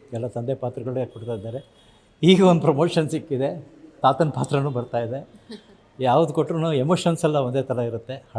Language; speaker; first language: Kannada; native; Kannada